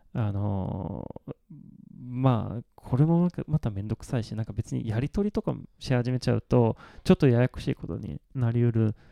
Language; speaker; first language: Japanese; non-native, fluent; Swedish